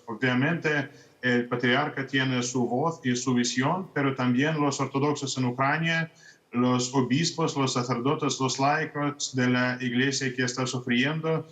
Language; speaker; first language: Spanish; non-native, fluent; Russian